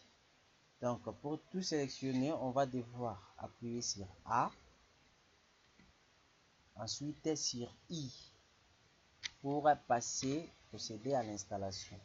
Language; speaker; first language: French; non-native, local second language; Lingala